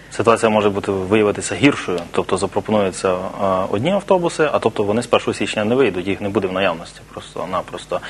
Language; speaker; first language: Ukrainian; native; Ukrainian